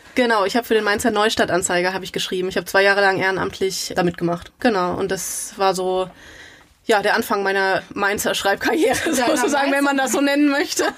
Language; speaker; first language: German; native; German